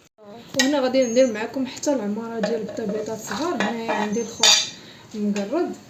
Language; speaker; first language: Arabic; native; Arabic